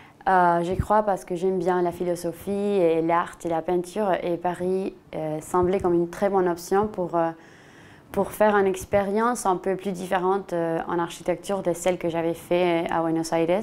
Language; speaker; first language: French; non-native, fluent; Spanish